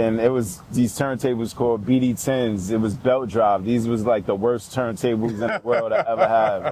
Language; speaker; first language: English; native; English